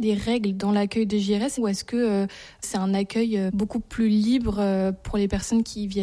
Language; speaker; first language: French; native; French